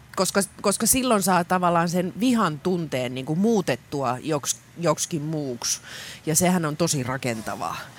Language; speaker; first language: Finnish; non-native, local second language; Swedish